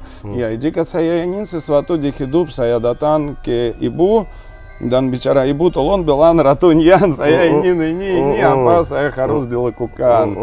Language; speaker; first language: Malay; non-native, learner; Russian